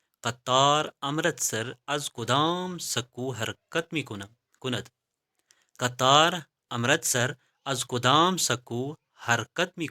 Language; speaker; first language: Persian; non-native, fluent; Urdu